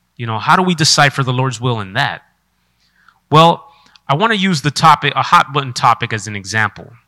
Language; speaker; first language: English; early bilingual, other home language; Spanish